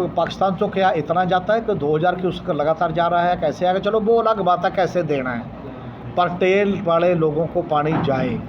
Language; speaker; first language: Hindi; non-native, local second language; Punjabi